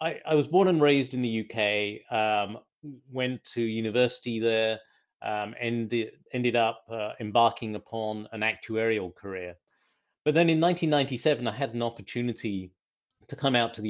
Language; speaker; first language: English; native; English